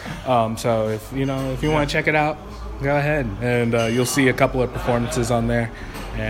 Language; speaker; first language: English; native; English